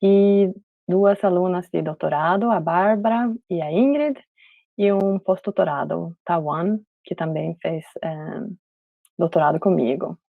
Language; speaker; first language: Portuguese; non-native, fluent; Swedish